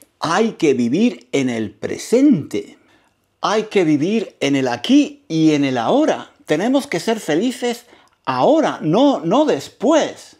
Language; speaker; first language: Spanish; native; Spanish